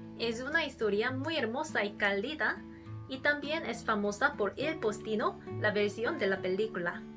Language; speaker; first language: Spanish; non-native, learner; Korean